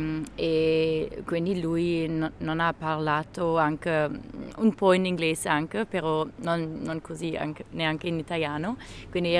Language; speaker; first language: Italian; non-native, learner; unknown